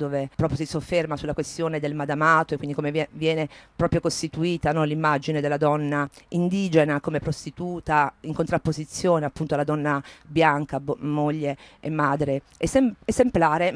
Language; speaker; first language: Italian; native; Italian